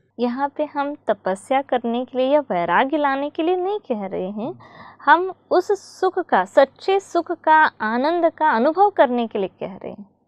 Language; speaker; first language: Hindi; non-native, local second language; Kannada